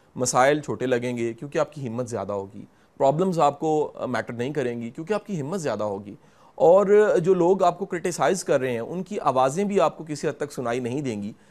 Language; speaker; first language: Urdu; non-native, local second language; Punjabi